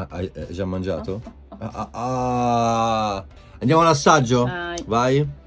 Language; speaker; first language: Italian; native; Italian